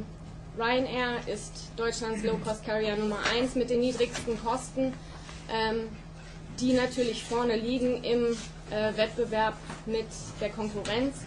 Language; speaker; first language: German; native; German